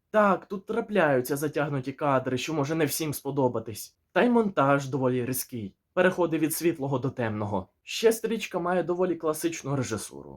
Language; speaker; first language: Ukrainian; native; Ukrainian